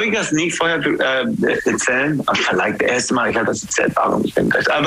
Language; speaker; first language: German; non-native, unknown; English